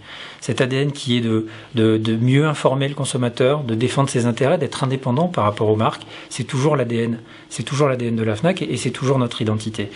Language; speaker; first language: French; native; French